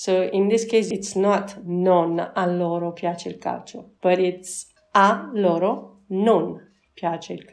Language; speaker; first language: Italian; non-native, fluent; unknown